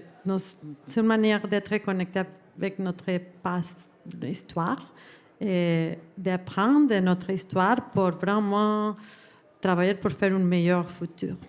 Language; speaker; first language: French; non-native, fluent; Spanish